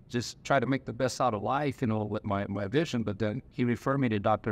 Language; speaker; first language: English; native; English